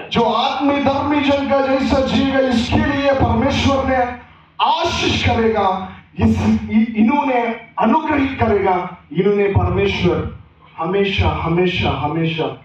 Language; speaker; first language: Hindi; non-native, local second language; Telugu